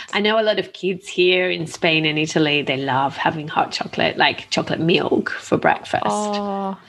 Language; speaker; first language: English; native; English